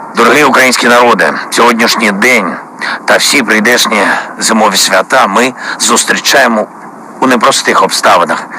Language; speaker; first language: Ukrainian; non-native, local second language; Russian